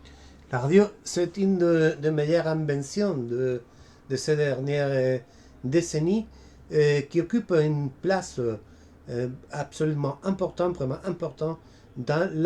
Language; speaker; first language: French; non-native, fluent; Spanish